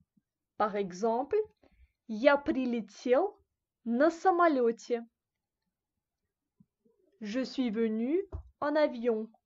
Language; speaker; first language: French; non-native, fluent; Russian